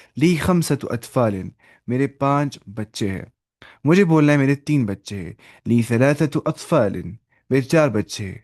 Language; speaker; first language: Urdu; non-native, local second language; Kashmiri